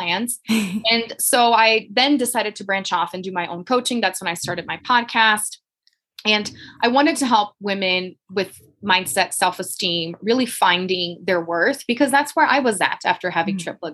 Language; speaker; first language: English; non-native, fluent; Portuguese